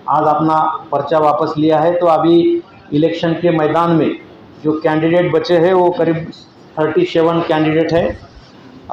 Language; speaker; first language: Hindi; non-native, local second language; Marathi